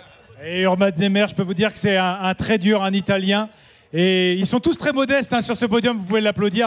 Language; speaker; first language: French; native; French